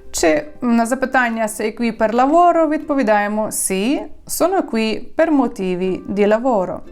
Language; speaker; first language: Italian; non-native, fluent; Ukrainian